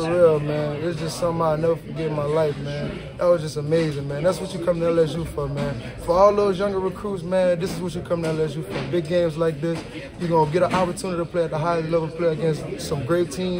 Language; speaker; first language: English; native; English